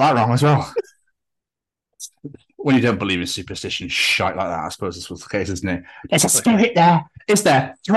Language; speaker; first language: English; native; English